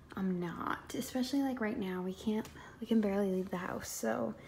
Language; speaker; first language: English; native; English